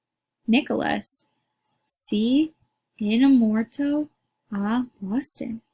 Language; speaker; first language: Italian; non-native, learner; English